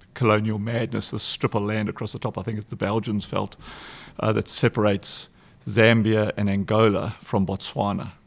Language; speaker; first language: English; native; English